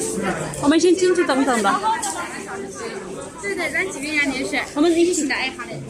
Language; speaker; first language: Chinese; non-native, fluent; Urdu